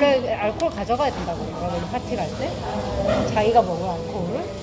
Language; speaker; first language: Korean; native; Korean